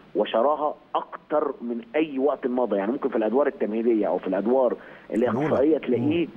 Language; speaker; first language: Arabic; native; Arabic